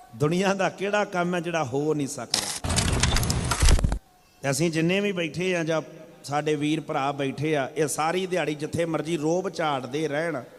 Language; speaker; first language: Punjabi; native; Punjabi